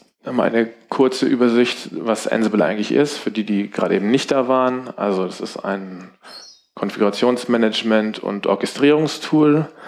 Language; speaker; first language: German; native; German